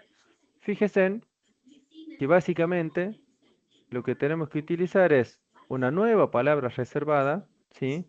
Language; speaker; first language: Spanish; native; Spanish